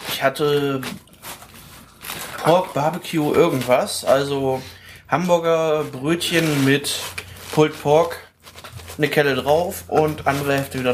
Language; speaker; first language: German; native; German